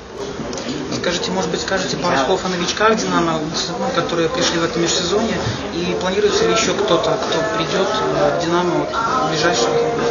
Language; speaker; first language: Russian; native; Russian